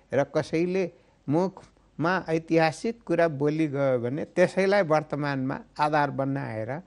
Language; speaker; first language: Nepali; native; Nepali